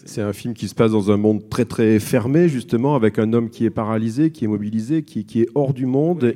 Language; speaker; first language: French; native; French